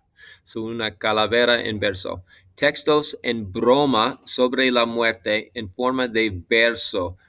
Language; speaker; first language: Spanish; non-native, fluent; English